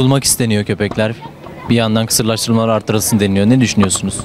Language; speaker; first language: Turkish; native; Turkish